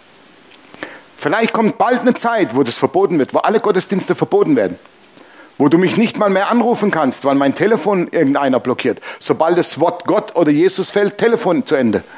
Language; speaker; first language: German; native; German